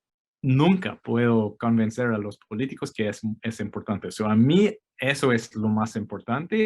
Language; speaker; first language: Spanish; non-native, fluent; English